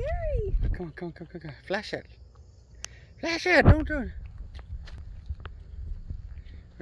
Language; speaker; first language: English; native; English